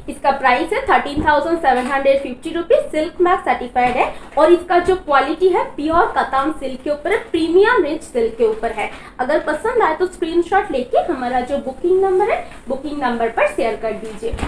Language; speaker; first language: Hindi; non-native, local second language; Bangla